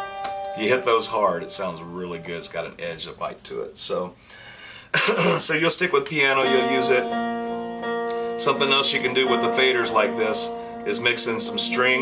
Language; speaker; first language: English; native; English